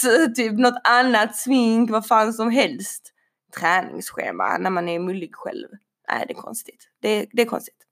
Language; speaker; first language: Swedish; native; Swedish